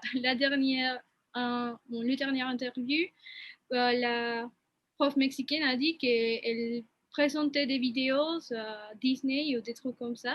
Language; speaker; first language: French; non-native, fluent; Spanish